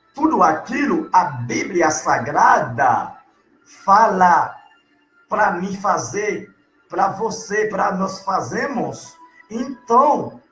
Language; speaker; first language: Portuguese; non-native, learner; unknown